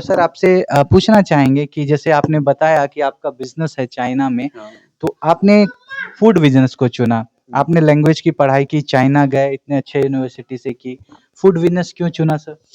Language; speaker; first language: Hindi; native; Hindi